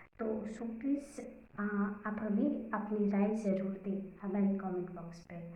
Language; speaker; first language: Hindi; native; Hindi